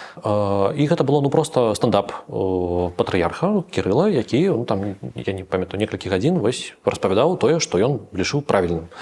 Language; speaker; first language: Belarusian; non-native, local second language; Russian